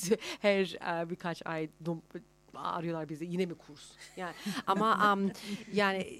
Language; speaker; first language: Turkish; early bilingual, heritage; Turkish